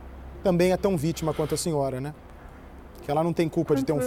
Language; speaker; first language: Portuguese; native; Portuguese